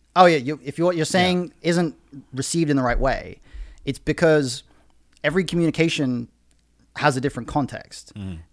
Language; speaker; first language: English; native; English